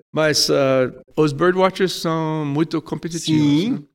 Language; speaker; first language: Portuguese; non-native, fluent; English